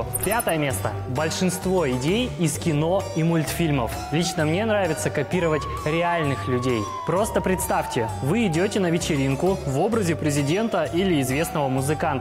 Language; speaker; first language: Russian; native; Russian